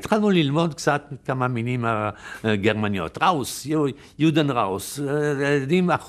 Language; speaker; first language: Hebrew; non-native, fluent; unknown